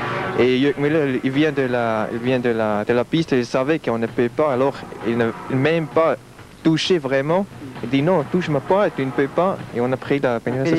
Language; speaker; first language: French; non-native, fluent; Swiss German